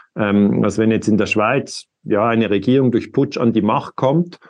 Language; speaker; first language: German; native; German